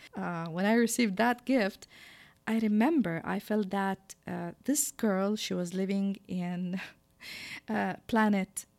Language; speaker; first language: English; non-native, fluent; Arabic